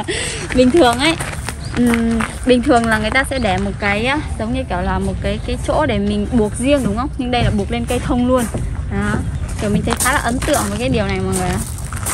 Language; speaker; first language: Vietnamese; native; Vietnamese